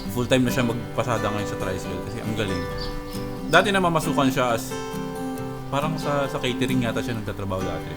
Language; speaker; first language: Filipino; native; Filipino